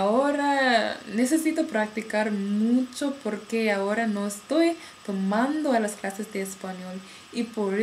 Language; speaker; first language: Spanish; non-native, learner; English